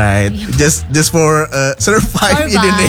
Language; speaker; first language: English; non-native, fluent; Indonesian